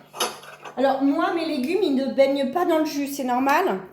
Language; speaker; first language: French; native; French